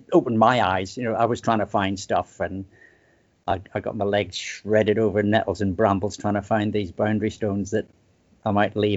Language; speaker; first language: English; native; English